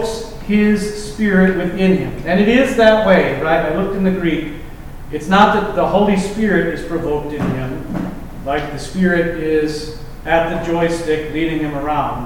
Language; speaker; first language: English; native; English